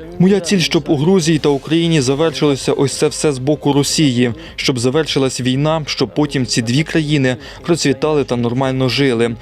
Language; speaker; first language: Ukrainian; non-native, fluent; Georgian